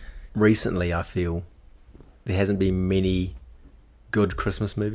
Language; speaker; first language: English; native; English